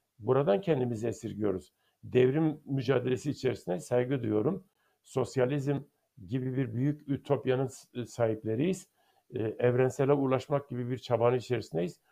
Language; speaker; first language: Turkish; non-native, local second language; Zaza